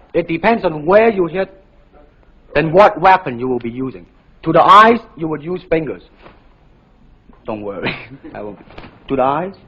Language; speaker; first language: English; non-native, local second language; Cantonese